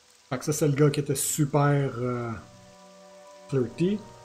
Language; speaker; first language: French; native; French